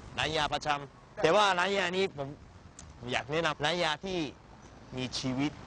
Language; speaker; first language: Thai; non-native, fluent; Japanese